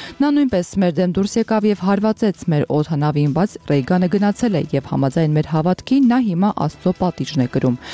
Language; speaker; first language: Armenian; native; Armenian